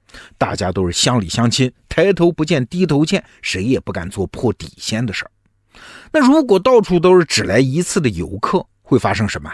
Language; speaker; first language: Chinese; native; Chinese